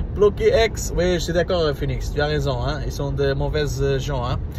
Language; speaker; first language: French; non-native, learner; Portuguese